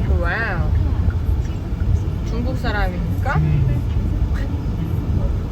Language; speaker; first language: Korean; non-native, learner; Ukrainian